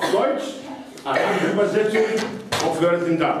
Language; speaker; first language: German; non-native, fluent; Arabic